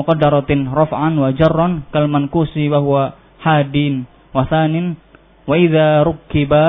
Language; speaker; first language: Arabic; non-native, fluent; Indonesian